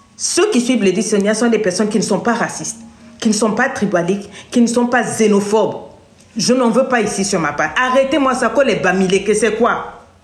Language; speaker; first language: French; non-native, local second language; Lingala